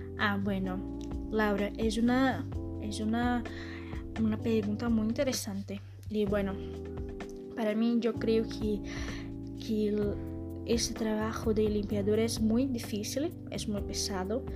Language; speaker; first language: Spanish; non-native, learner; Portuguese